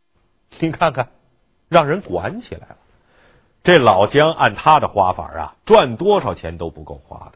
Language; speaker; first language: Chinese; native; Chinese